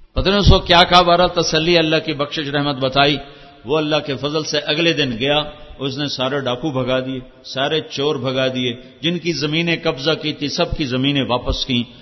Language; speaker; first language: Urdu; non-native, local second language; Punjabi